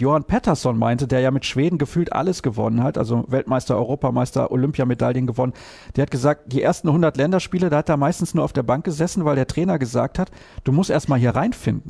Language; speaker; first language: German; native; German